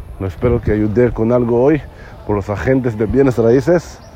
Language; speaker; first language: Spanish; non-native, learner; Hebrew